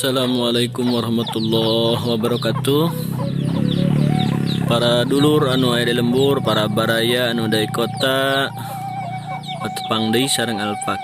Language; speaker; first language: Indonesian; non-native, local second language; Sundanese